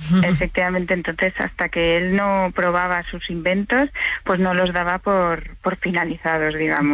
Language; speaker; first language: Spanish; native; Spanish